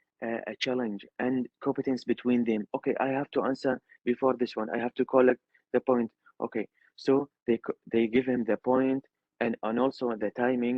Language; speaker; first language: English; non-native, learner; Arabic